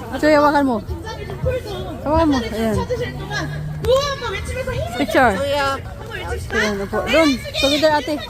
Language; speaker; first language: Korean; non-native, learner; Filipino